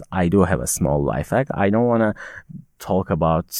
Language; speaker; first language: English; non-native, fluent; Turkish